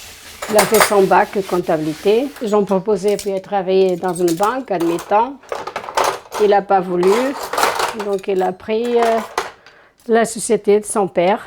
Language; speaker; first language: French; non-native, fluent; Portuguese